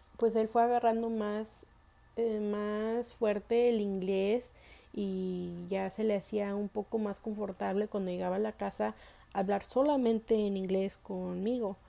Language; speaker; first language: Spanish; early bilingual, heritage; Spanish